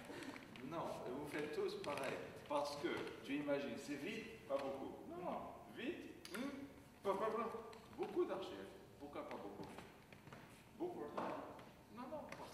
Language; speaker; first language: French; non-native, fluent; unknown